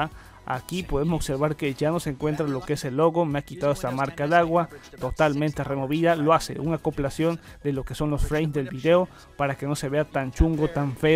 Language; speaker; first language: Spanish; native; Spanish